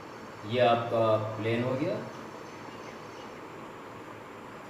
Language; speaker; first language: Hindi; native; Hindi